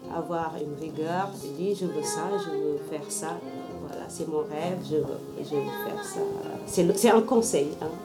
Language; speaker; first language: French; non-native, local second language; Wolof